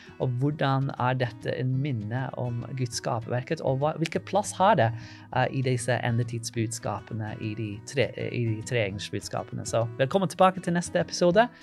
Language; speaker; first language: Norwegian; non-native, fluent; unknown